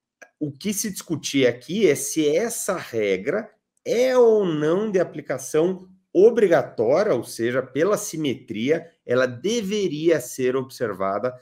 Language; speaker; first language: Portuguese; native; Portuguese